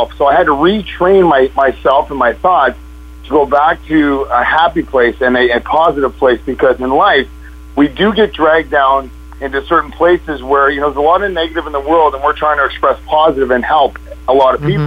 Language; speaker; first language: English; native; English